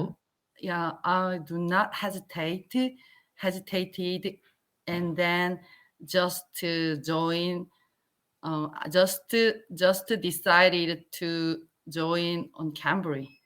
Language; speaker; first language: English; non-native, learner; Korean